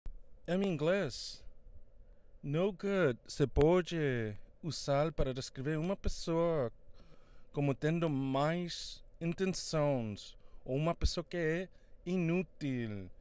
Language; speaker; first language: Portuguese; non-native, fluent; Spanish